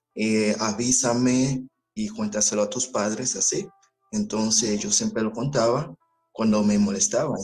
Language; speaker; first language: Spanish; early bilingual, other home language; Haitian Creole